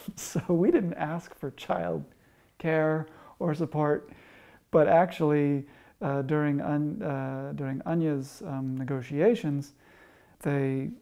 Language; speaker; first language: English; native; English